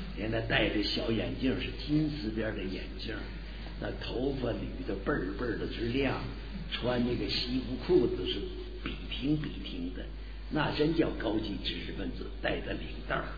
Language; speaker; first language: Chinese; native; Chinese